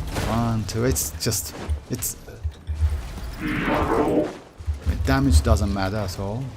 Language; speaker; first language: English; non-native, fluent; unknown